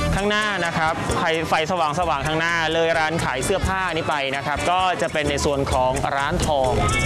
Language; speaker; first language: Thai; non-native, fluent; Khmer